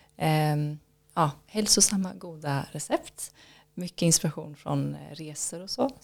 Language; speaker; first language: Swedish; native; Swedish